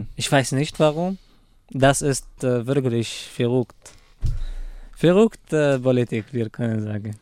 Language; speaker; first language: German; non-native, learner; Arabic